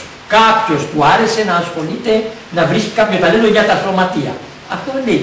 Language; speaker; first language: Greek; native; Greek